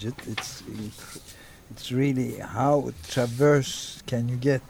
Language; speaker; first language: English; non-native, fluent; Turkish